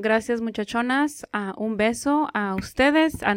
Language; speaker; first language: Spanish; early bilingual, heritage; Spanish